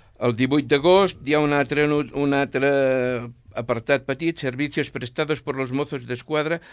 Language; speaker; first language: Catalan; native; Catalan